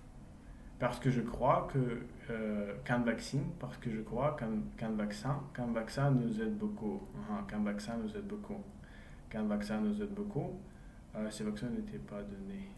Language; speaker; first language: French; non-native, learner; English